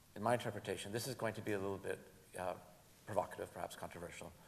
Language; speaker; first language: English; native; English